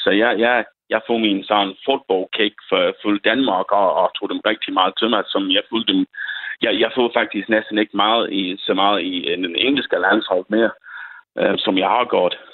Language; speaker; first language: Danish; non-native, fluent; English